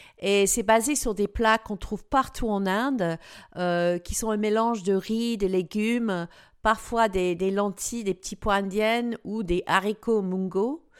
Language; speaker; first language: French; non-native, fluent; English